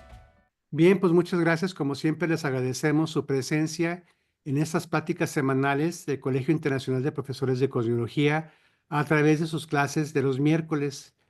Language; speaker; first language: Spanish; native; Spanish